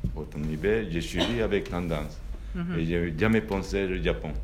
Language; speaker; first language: French; non-native, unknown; Japanese